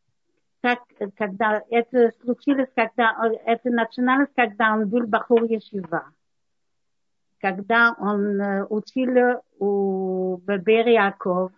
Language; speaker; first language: Russian; non-native, learner; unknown